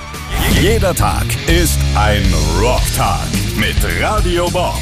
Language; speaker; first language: German; native; German